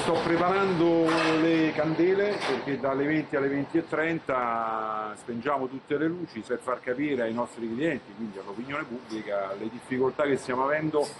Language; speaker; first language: Italian; native; Italian